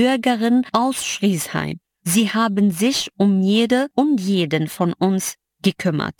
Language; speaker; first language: German; non-native, fluent; Arabic